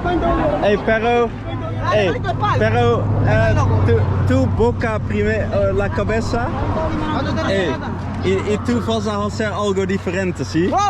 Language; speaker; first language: Spanish; non-native, learner; Dutch